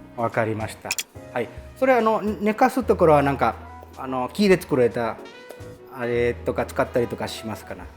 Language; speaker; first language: Japanese; early bilingual, heritage; Spanish